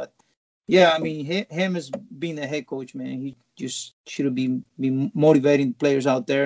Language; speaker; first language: English; non-native, fluent; Spanish